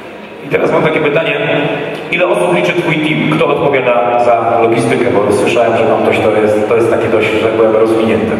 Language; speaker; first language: Polish; native; Polish